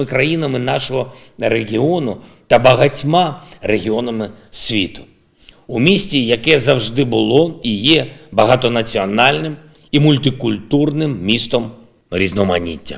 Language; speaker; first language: Ukrainian; non-native, local second language; Russian